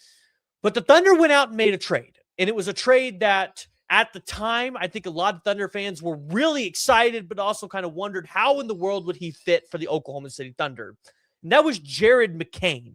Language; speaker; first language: English; native; English